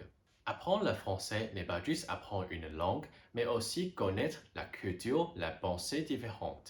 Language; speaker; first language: French; non-native, fluent; Chinese